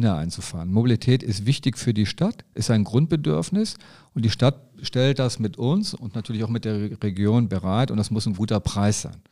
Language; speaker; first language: German; native; German